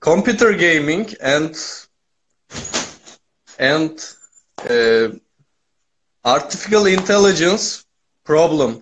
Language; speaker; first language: English; non-native, learner; Turkish